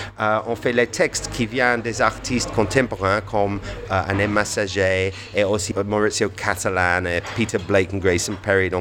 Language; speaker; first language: French; non-native, fluent; English